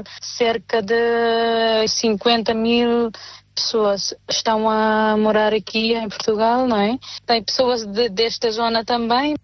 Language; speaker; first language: Portuguese; non-native, fluent; Nepali